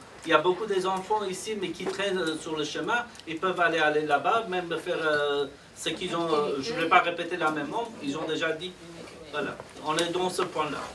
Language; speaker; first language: French; non-native, fluent; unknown